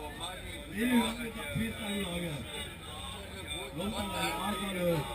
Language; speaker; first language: German; native; German